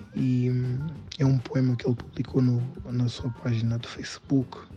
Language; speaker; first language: Portuguese; native; Portuguese